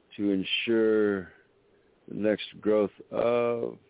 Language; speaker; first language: English; native; English